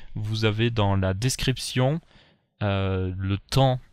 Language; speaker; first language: French; native; French